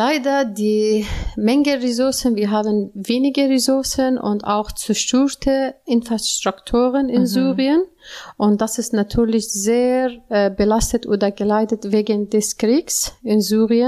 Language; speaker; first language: German; non-native, learner; Arabic